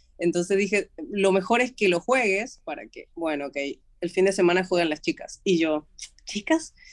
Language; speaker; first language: Spanish; native; Spanish